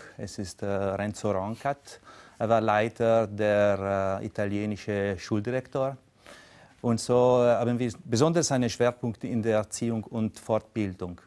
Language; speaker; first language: German; non-native, local second language; Italian